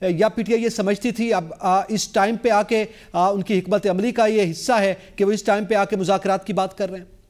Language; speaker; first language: Urdu; native; Urdu